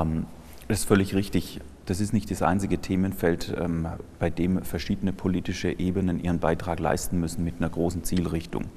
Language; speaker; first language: German; native; German